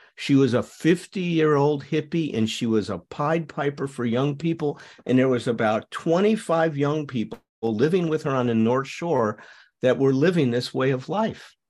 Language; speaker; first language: English; native; English